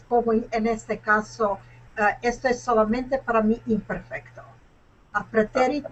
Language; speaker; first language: Spanish; non-native, fluent; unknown